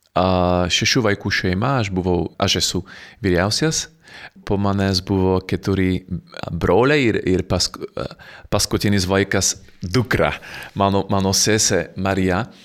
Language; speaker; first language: Lithuanian; non-native, fluent; Slovak